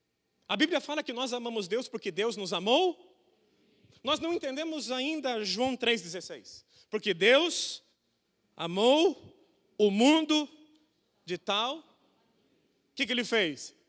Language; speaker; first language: Portuguese; native; Portuguese